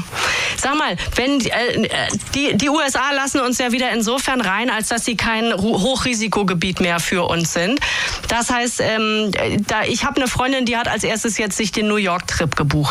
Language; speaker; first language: German; native; German